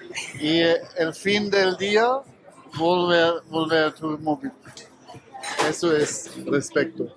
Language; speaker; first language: Spanish; non-native, learner; German